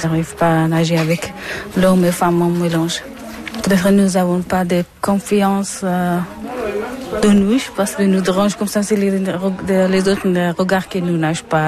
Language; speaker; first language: French; non-native, learner; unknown